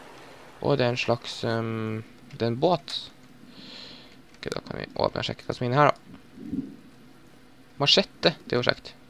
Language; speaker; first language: Norwegian; native; Norwegian